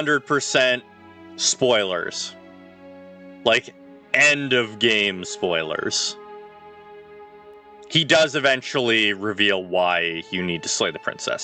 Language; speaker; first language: English; native; English